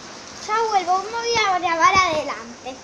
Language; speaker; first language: Spanish; native; Spanish